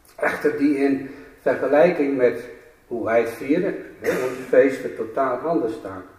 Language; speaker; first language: Dutch; native; Dutch